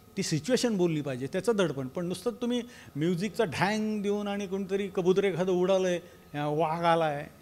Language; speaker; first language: Marathi; native; Marathi